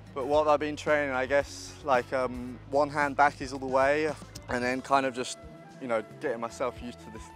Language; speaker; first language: English; native; English